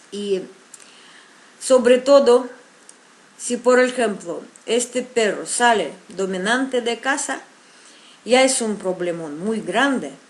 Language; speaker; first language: Spanish; non-native, fluent; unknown